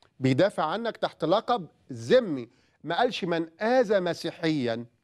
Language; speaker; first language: Arabic; native; Arabic